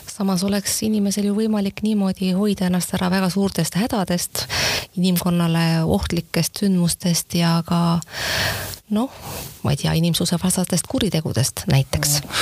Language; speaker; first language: Estonian; native; Estonian